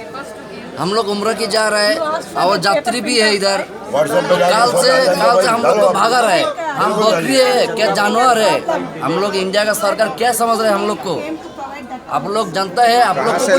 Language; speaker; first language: Hindi; non-native, local second language; Bangla